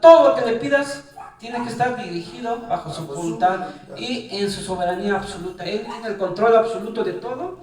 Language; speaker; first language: Spanish; native; Spanish